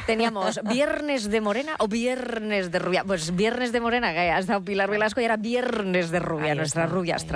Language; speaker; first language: Spanish; native; Spanish